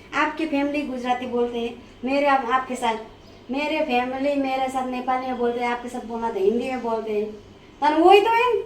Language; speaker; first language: Hindi; non-native, local second language; Nepali